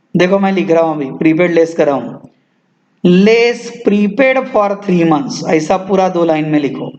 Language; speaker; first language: Hindi; non-native, local second language; Marathi